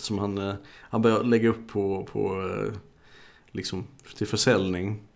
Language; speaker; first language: Swedish; native; Swedish